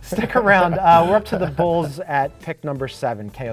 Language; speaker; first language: English; native; English